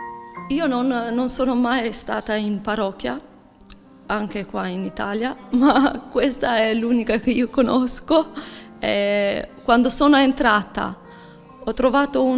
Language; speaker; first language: Italian; non-native, learner; Albanian